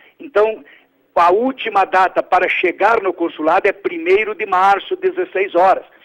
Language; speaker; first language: Portuguese; early bilingual, other home language; Italian